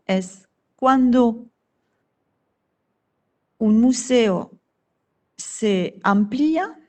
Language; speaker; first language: Spanish; non-native, fluent; French